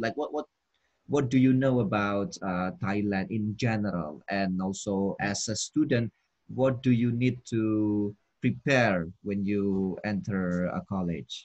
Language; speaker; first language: English; non-native, fluent; Indonesian